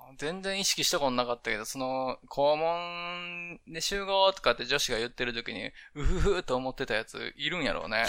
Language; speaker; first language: Japanese; native; Japanese